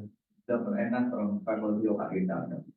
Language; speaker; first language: English; non-native, learner; Indonesian